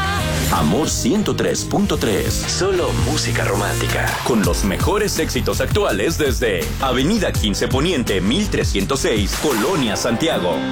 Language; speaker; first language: Spanish; native; Spanish